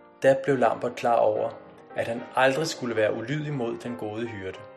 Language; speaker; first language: Danish; native; Danish